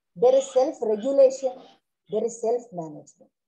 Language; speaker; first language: English; non-native, local second language; Kannada